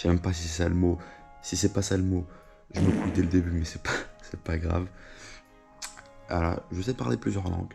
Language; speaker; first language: French; native; French